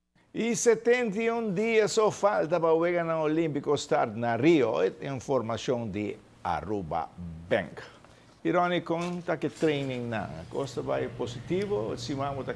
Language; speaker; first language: Portuguese; non-native, learner; Spanish